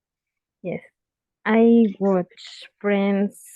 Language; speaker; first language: English; non-native, learner; Spanish